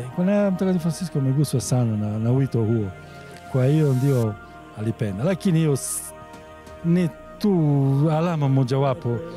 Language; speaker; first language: Swahili; non-native, fluent; Italian